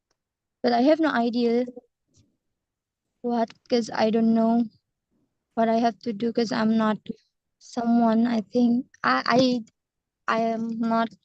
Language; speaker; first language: English; non-native, learner; Indonesian